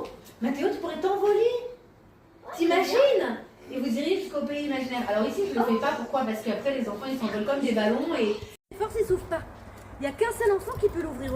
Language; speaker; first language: French; native; French